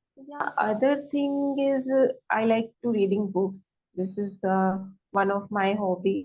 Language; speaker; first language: English; non-native, learner; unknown